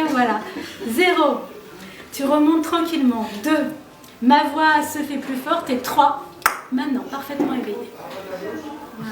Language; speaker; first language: French; native; French